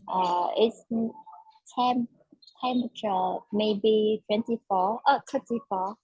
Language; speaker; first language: English; non-native, learner; Vietnamese